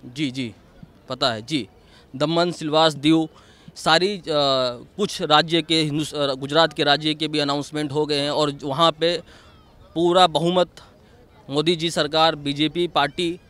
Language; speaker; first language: Hindi; non-native, local second language; Gujarati